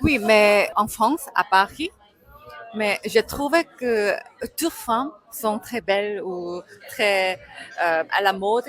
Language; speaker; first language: French; non-native, learner; Korean